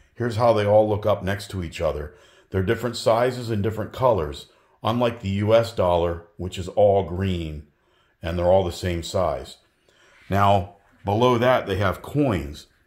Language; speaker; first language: English; native; English